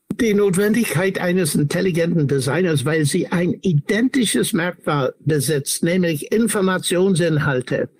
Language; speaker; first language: German; non-native, fluent; English